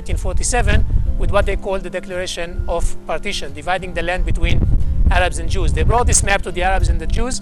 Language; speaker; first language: English; non-native, fluent; Hebrew